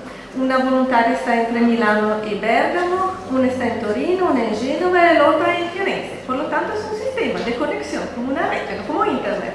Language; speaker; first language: Spanish; non-native, fluent; Italian